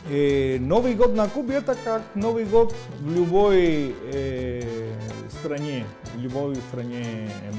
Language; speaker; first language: Russian; non-native, fluent; Spanish